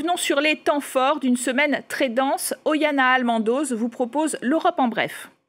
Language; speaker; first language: French; native; French